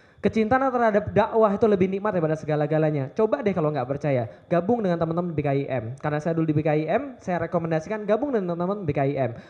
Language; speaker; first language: Indonesian; native; Indonesian